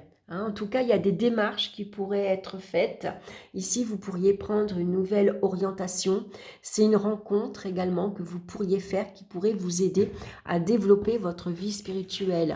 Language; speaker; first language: French; native; French